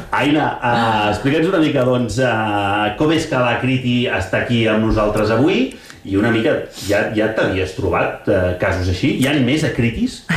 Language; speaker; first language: Catalan; native; Catalan